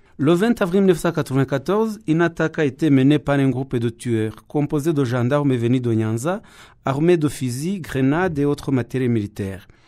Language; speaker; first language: French; non-native, local second language; Kinyarwanda